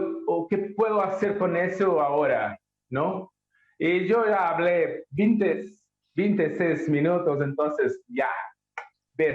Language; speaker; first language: Spanish; non-native, learner; Portuguese